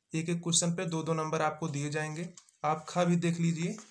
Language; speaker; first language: Hindi; native; Hindi